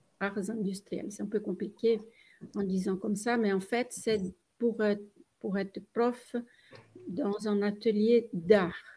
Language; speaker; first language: French; non-native, fluent; Portuguese